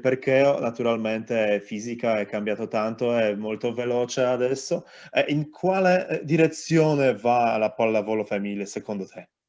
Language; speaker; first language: Italian; non-native, learner; Polish